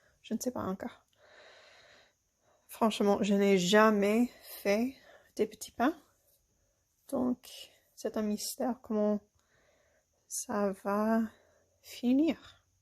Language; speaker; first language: French; non-native, fluent; English